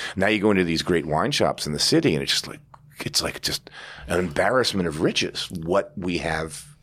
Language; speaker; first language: English; native; English